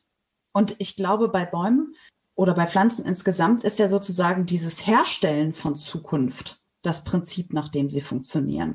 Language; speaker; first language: German; native; German